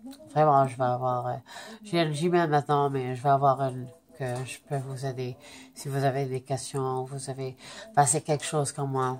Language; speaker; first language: French; non-native, fluent; English